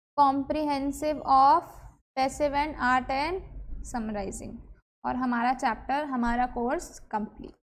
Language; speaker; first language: Hindi; native; Hindi